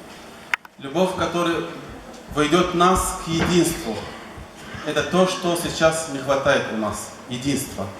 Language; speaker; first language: Russian; non-native, fluent; Arabic